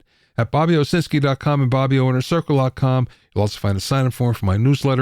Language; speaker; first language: English; native; English